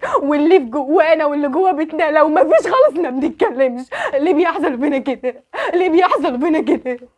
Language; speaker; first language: Arabic; native; Arabic